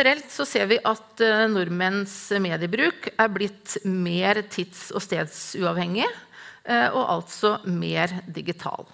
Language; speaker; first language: Norwegian; native; Norwegian